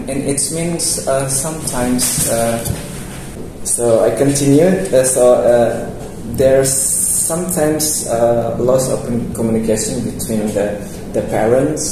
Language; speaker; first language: English; non-native, local second language; Indonesian